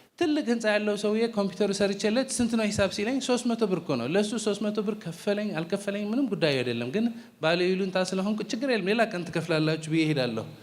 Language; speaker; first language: Amharic; non-native, fluent; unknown